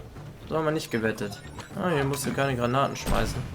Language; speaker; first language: German; native; German